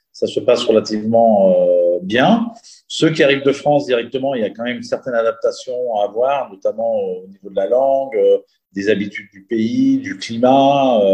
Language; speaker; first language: French; native; French